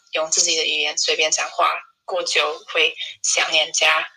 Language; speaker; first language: Chinese; non-native, fluent; English